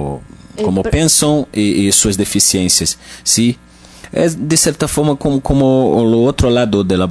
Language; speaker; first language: Spanish; non-native, learner; Portuguese